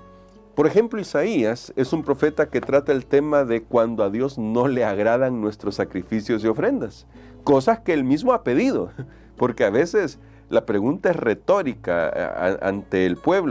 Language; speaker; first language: Spanish; native; Spanish